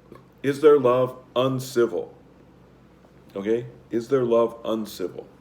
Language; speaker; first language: English; native; English